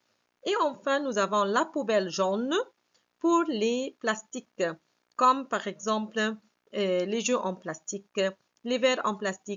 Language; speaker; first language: French; non-native, fluent; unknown